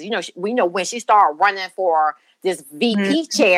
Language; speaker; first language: English; native; English